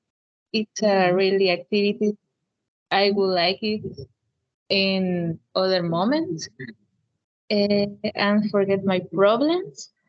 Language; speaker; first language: English; non-native, learner; Spanish